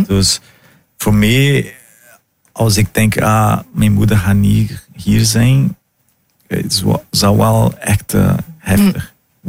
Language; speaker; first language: Dutch; non-native, learner; Portuguese